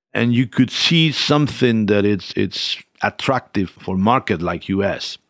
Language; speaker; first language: English; non-native, fluent; Spanish